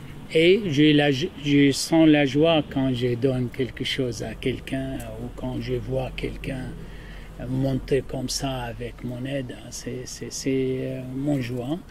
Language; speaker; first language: French; non-native, learner; Arabic